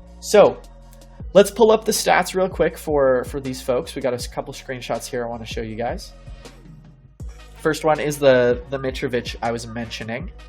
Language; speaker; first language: English; native; English